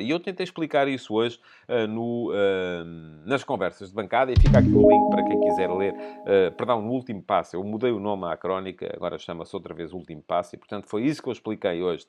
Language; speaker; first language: Portuguese; native; Portuguese